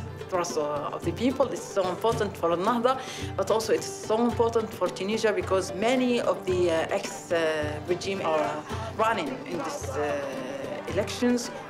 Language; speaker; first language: English; non-native, fluent; Arabic